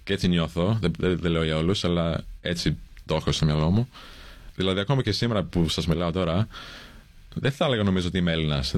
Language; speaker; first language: Greek; early bilingual, heritage; English